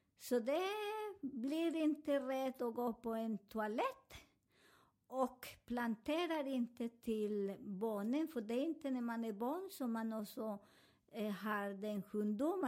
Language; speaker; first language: Swedish; non-native, fluent; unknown